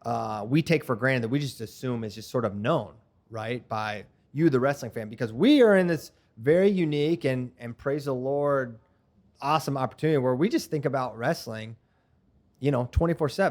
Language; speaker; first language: English; native; English